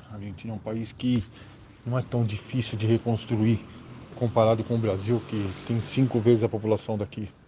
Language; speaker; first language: Portuguese; native; Portuguese